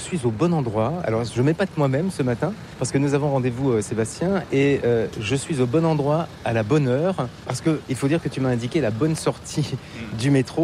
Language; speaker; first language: French; native; French